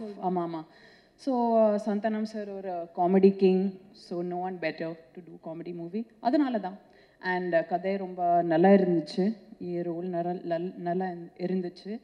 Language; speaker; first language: Tamil; non-native, local second language; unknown